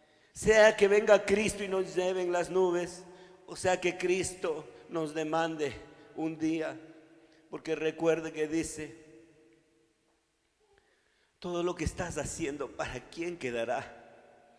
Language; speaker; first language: Spanish; native; Spanish